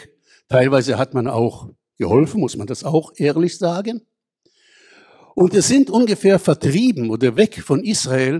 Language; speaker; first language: German; non-native, fluent; Hebrew